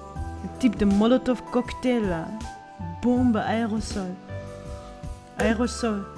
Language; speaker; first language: French; non-native, learner; Dutch